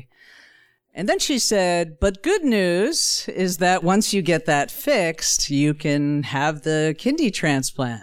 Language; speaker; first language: English; native; English